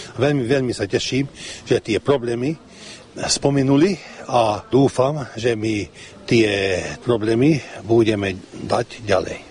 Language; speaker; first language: Slovak; early bilingual, heritage; Slovak